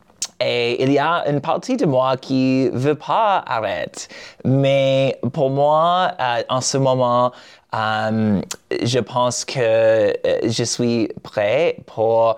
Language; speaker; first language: French; non-native, learner; English